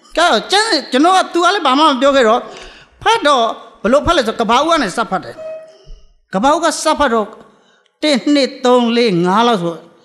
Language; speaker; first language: Burmese; native; Burmese